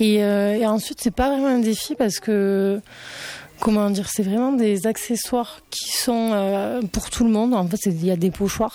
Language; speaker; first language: French; native; French